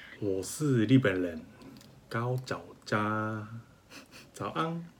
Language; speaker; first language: Chinese; non-native, learner; Japanese